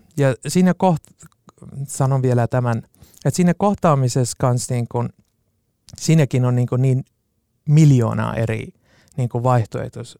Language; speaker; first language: Finnish; non-native, fluent; Kurdish